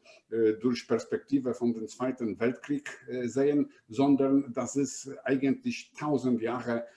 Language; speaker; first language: German; non-native, fluent; Polish